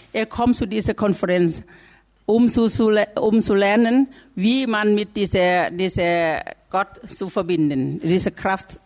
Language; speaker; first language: German; non-native, learner; Thai